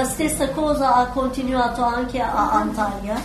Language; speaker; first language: Italian; non-native, learner; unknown